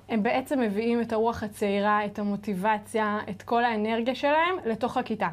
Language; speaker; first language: Hebrew; native; Hebrew